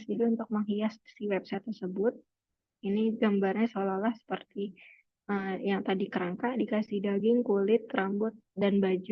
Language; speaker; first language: Indonesian; native; Indonesian